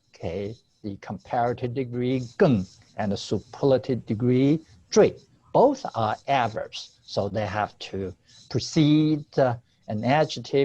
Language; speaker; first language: English; non-native, fluent; Chinese